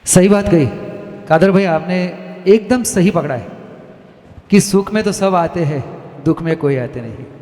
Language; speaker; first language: Hindi; non-native, local second language; Marathi